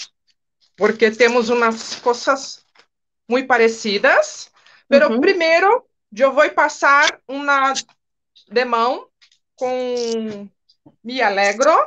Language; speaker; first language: Spanish; non-native, fluent; Portuguese